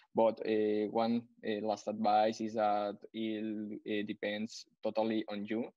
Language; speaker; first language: English; non-native, fluent; Spanish